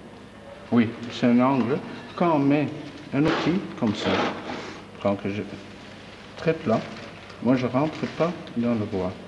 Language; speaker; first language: French; non-native, fluent; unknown